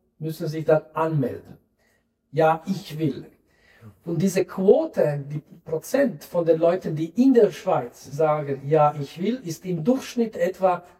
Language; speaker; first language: German; non-native, local second language; French